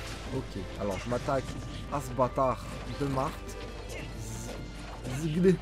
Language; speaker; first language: French; native; French